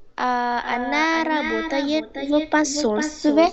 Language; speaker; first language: Russian; non-native, learner; Vietnamese